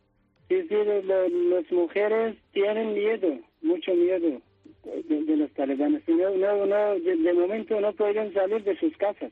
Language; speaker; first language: Spanish; non-native, fluent; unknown